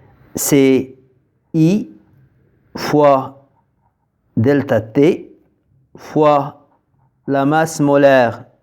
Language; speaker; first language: French; non-native, local second language; Arabic